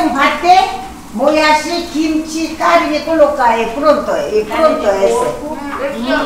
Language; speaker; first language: Portuguese; non-native, local second language; Korean